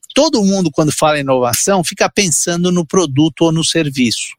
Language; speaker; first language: Portuguese; early bilingual, other home language; Italian